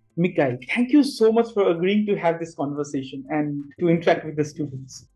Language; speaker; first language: English; non-native, local second language; Bangla